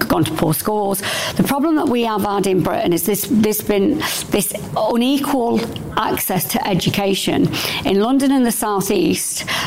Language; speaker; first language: English; native; English